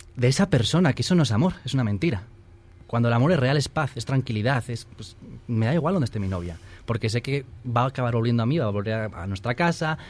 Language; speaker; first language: Spanish; native; Spanish